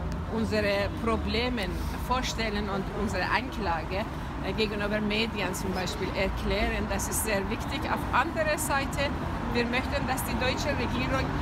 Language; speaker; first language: German; non-native, fluent; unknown